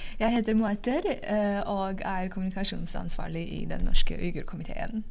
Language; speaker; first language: Norwegian; non-native, fluent; Uyghur